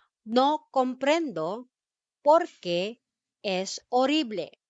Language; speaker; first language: Spanish; non-native, fluent; Filipino